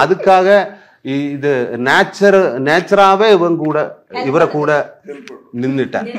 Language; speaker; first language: Tamil; non-native, learner; Malayalam